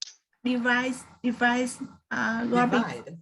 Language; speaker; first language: English; non-native, learner; Vietnamese